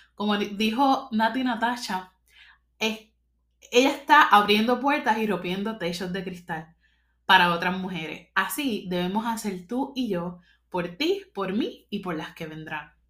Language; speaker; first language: Spanish; native; Spanish